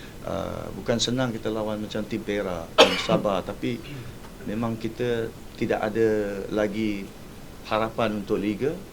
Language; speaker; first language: Malay; native; Malay